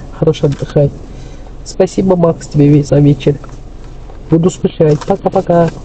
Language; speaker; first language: Russian; non-native, local second language; Kyrgyz